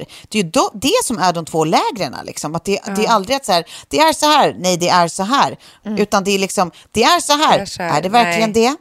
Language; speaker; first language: Swedish; native; Swedish